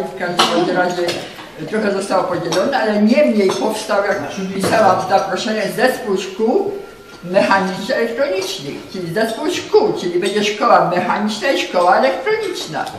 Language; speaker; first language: Polish; native; Polish